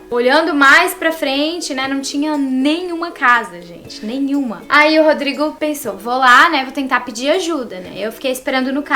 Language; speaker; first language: Portuguese; native; Portuguese